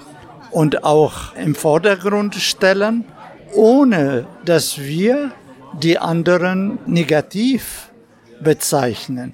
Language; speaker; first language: German; non-native, fluent; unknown